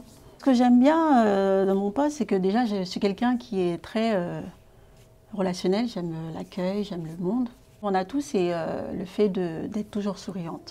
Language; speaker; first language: French; native; French